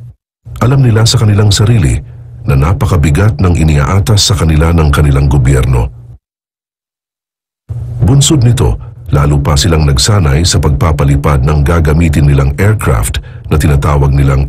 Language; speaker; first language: Filipino; native; Filipino